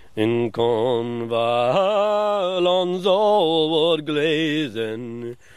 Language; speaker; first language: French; non-native, fluent; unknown